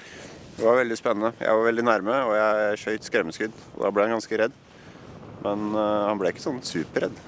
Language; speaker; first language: Norwegian; native; Norwegian